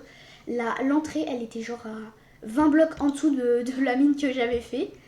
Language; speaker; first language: French; native; French